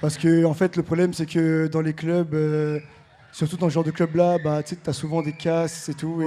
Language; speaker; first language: French; native; French